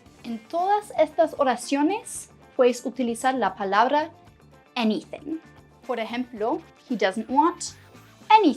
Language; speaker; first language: Spanish; non-native, fluent; English